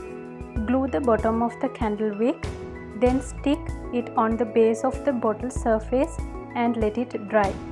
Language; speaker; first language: English; non-native, fluent; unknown